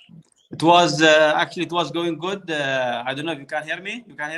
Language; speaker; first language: English; non-native, fluent; Arabic